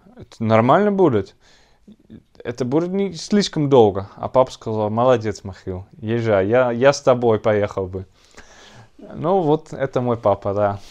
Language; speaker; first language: Russian; non-native, learner; Dutch